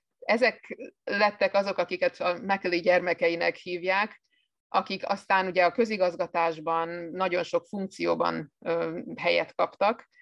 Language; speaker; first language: Hungarian; native; Hungarian